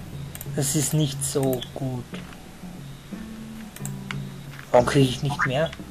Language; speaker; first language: German; native; German